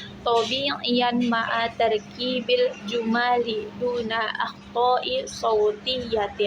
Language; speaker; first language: Arabic; non-native, learner; Indonesian